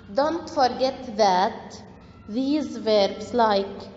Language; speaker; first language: English; non-native, fluent; Arabic